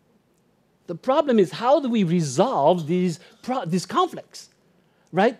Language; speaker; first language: English; non-native, fluent; French